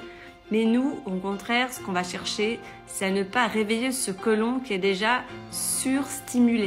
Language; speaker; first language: French; native; French